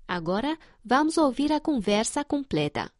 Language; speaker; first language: Portuguese; non-native, fluent; Chinese